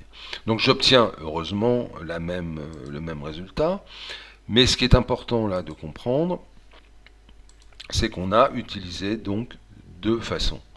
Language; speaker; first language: French; native; French